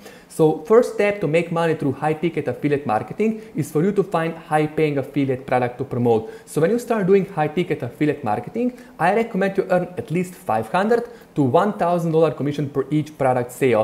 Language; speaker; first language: English; non-native, fluent; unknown